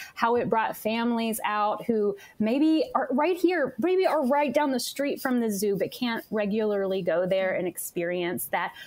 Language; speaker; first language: English; native; English